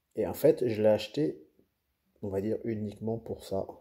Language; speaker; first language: French; native; French